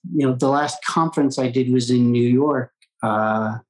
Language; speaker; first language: English; native; English